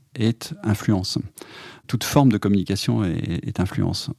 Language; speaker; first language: French; native; French